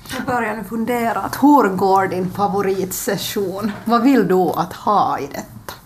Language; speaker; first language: Swedish; native; Swedish